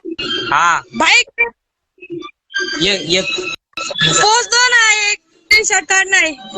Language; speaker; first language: Hindi; native; Hindi